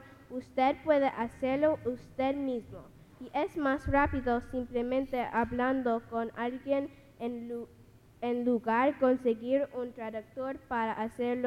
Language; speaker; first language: Spanish; non-native, learner; English